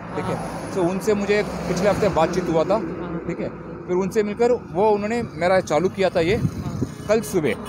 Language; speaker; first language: Hindi; non-native, local second language; Tamil